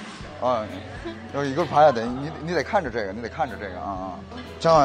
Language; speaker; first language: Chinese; non-native, fluent; Korean